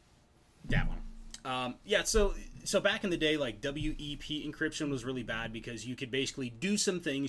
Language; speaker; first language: English; native; English